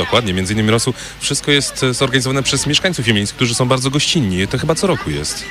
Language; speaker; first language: Polish; native; Polish